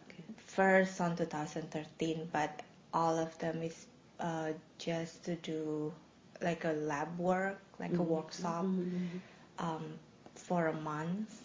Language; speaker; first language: English; non-native, fluent; Indonesian